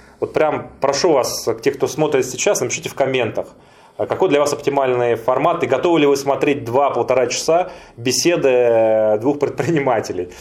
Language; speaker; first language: Russian; native; Russian